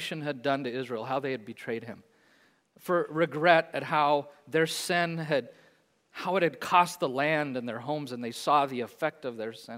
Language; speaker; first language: English; native; English